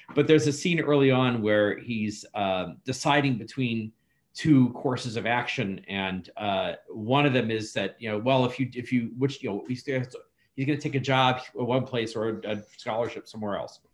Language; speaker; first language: English; native; English